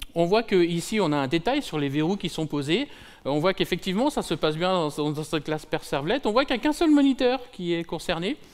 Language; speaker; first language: French; native; French